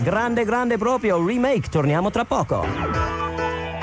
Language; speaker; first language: Italian; non-native, fluent; English